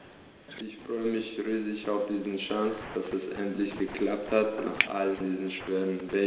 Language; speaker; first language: German; early bilingual, other home language; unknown